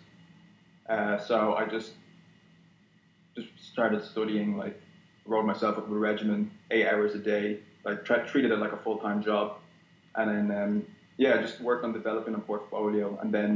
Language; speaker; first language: English; native; English